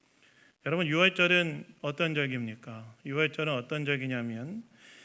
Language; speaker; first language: Korean; native; Korean